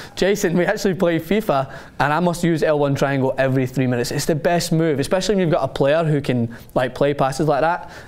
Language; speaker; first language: English; native; English